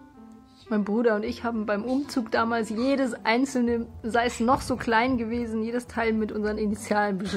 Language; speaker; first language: German; native; German